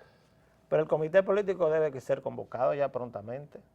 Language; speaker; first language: Spanish; native; Spanish